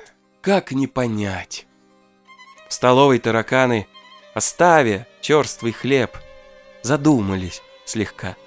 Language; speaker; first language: Russian; native; Russian